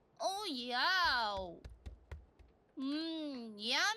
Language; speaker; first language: English; non-native, learner; Korean